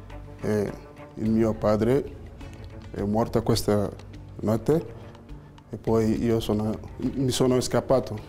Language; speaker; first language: Italian; non-native, learner; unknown